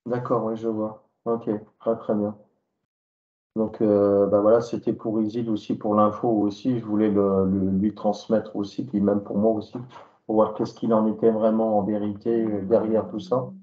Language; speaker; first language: French; native; French